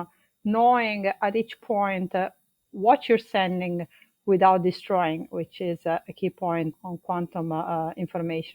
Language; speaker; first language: English; non-native, fluent; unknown